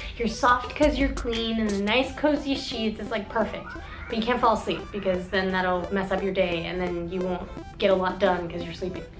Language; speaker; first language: English; native; English